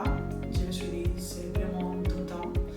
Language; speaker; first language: French; non-native, fluent; Spanish